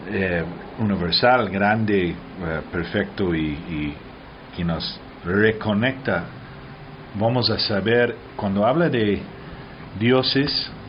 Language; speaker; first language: Spanish; early bilingual, heritage; Spanish